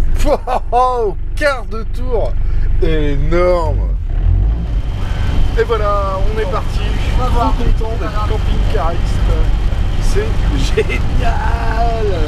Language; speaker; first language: French; native; French